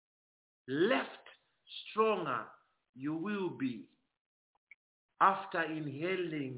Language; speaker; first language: English; non-native, local second language; Shona